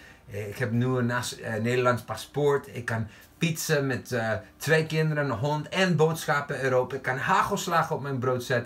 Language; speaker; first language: Dutch; non-native, fluent; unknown